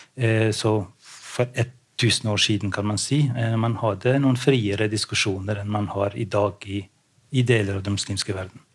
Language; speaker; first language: Norwegian; non-native, fluent; Albanian